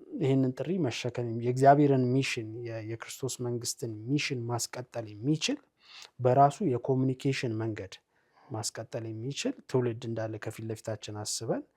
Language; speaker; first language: Amharic; native; Amharic